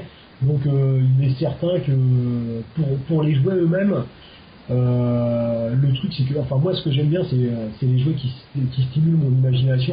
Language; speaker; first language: French; native; French